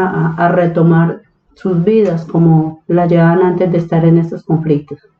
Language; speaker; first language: Spanish; native; Spanish